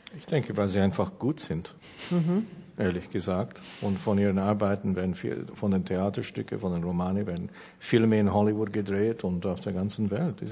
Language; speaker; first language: German; early bilingual, heritage; German